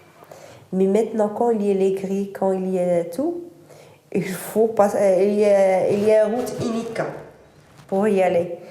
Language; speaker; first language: French; non-native, fluent; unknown